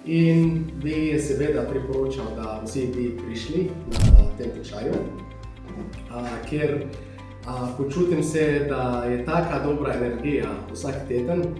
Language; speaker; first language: Slovenian; non-native, learner; Arabic